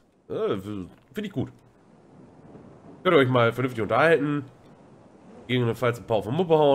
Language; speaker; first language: German; native; German